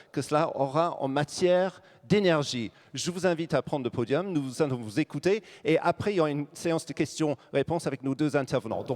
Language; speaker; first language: French; native; French